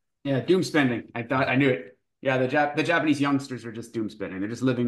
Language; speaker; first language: English; native; English